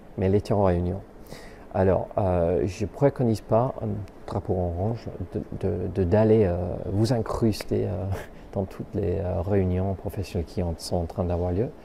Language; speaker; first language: French; native; French